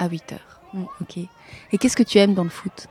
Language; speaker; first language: French; native; French